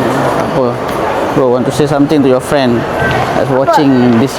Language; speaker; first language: English; non-native, local second language; Malay